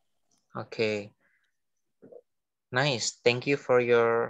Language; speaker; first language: English; non-native, fluent; Indonesian